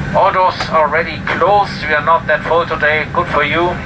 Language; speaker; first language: English; non-native, fluent; German